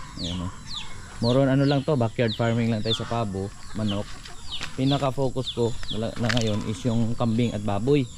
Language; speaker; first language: Filipino; non-native, local second language; Cebuano